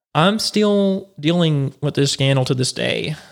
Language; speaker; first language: English; native; English